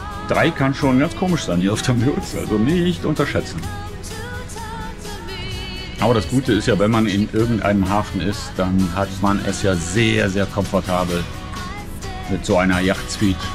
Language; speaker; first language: German; native; German